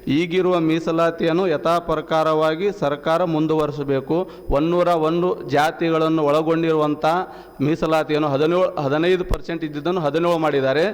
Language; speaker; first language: Kannada; non-native, local second language; Lambadi